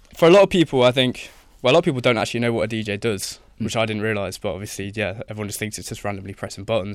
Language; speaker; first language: English; native; English